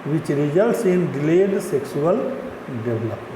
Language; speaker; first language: English; non-native, local second language; Marathi